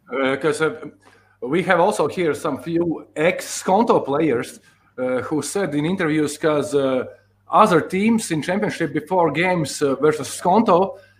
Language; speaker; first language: English; non-native, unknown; Latvian